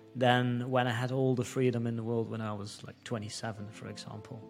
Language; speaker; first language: English; non-native, fluent; Dutch